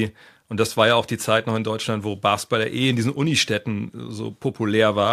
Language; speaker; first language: German; native; German